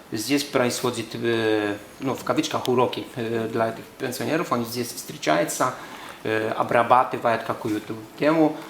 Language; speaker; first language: Russian; non-native, fluent; Polish